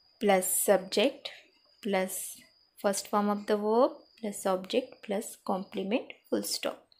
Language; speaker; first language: Hindi; non-native, local second language; Marathi